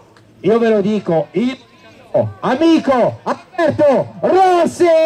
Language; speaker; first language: Italian; native; Italian